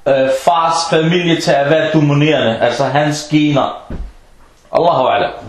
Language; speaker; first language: Danish; non-native, fluent; Arabic